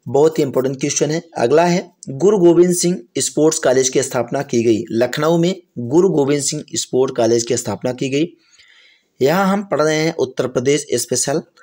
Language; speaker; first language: Hindi; native; Hindi